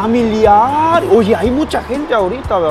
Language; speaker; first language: Spanish; non-native, fluent; Korean